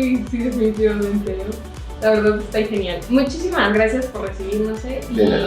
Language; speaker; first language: Spanish; native; Spanish